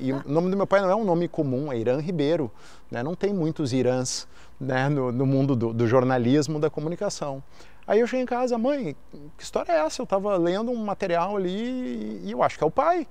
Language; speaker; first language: Portuguese; native; Portuguese